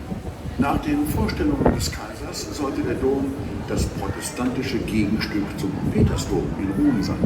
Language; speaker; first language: German; native; German